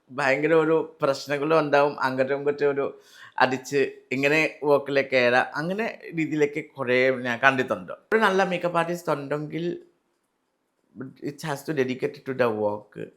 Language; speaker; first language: Malayalam; non-native, learner; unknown